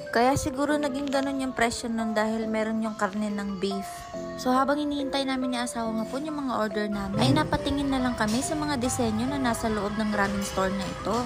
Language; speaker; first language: Filipino; native; Filipino